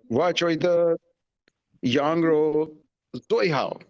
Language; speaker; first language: Chinese; non-native, learner; Urdu